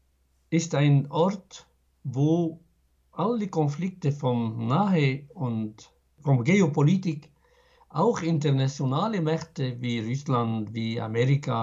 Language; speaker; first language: German; non-native, fluent; Arabic